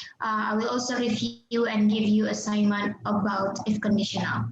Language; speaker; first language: English; non-native, fluent; Indonesian